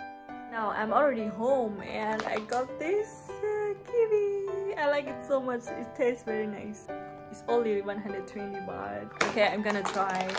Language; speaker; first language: English; non-native, fluent; Thai